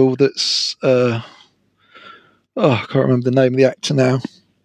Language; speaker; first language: English; native; English